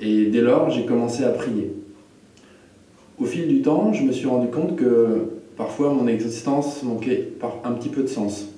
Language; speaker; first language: French; native; French